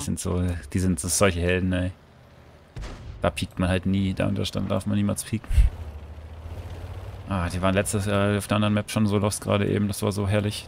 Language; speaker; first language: German; native; German